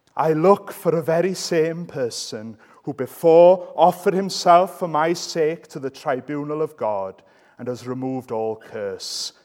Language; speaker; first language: English; native; English